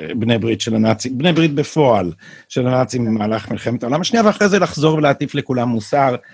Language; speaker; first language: Hebrew; native; Hebrew